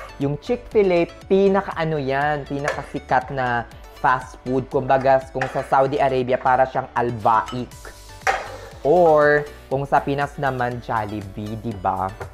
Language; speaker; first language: Filipino; native; Filipino